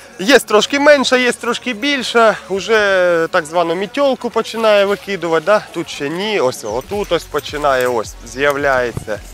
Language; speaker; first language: Ukrainian; non-native, local second language; Russian